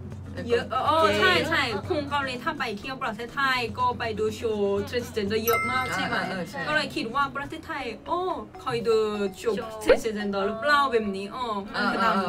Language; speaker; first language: Thai; non-native, learner; Korean